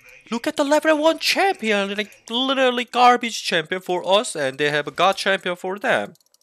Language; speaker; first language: English; non-native, fluent; Korean